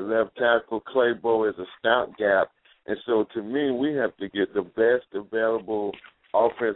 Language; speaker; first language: English; native; English